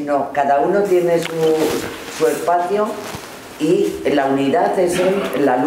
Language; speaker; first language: Portuguese; non-native, learner; Spanish